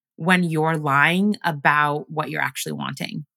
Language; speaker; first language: English; early bilingual, other home language; Ganda